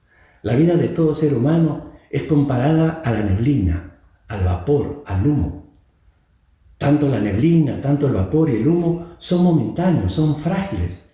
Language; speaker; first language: Spanish; native; Spanish